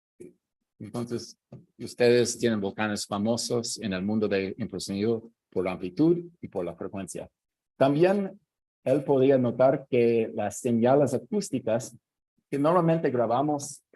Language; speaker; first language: Spanish; non-native, fluent; English